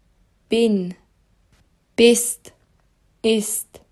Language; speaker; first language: German; non-native, fluent; Albanian